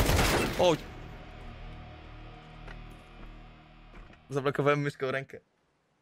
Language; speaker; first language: Polish; native; Polish